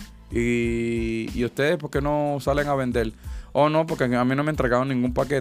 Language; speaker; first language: Spanish; early bilingual, other home language; English